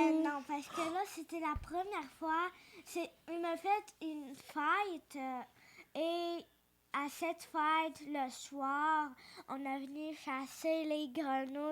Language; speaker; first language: French; early bilingual, other home language; Ukrainian